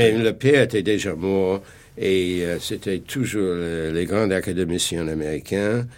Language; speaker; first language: French; non-native, fluent; English